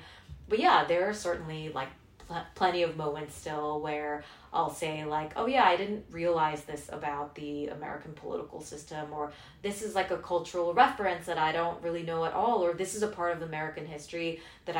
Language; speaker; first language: English; non-native, local second language; Korean